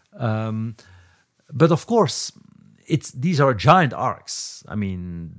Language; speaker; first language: English; non-native, fluent; Dutch